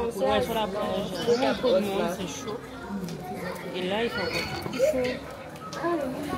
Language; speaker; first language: French; native; French